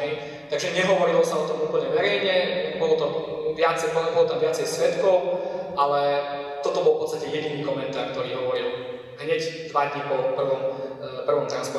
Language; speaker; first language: Slovak; native; Slovak